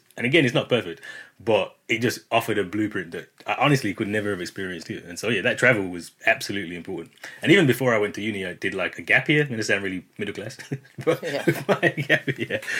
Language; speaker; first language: English; native; English